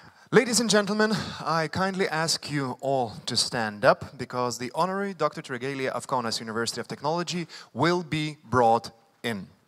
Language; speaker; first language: English; non-native, fluent; Lithuanian